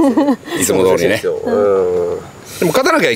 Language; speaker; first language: Japanese; native; Japanese